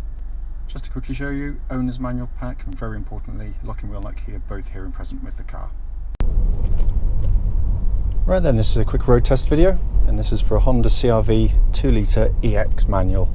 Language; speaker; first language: English; native; English